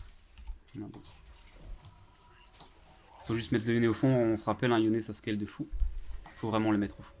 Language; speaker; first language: French; native; French